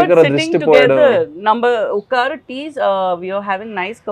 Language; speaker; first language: Tamil; non-native, fluent; Gujarati